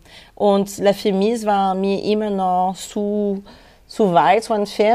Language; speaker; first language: German; non-native, fluent; French